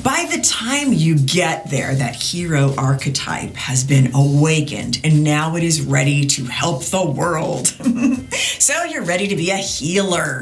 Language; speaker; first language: English; native; English